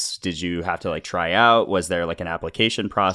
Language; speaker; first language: English; native; English